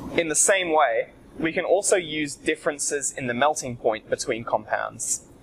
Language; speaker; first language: English; native; English